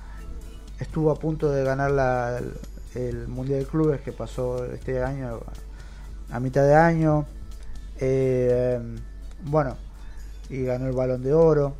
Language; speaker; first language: Spanish; native; Spanish